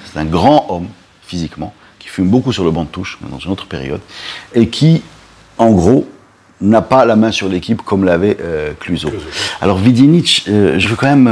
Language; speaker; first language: French; non-native, local second language; Arabic